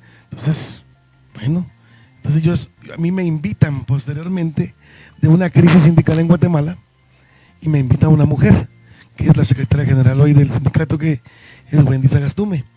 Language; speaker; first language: Spanish; native; Spanish